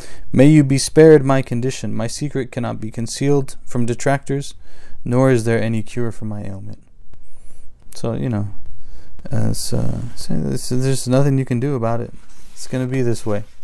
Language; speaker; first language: English; native; English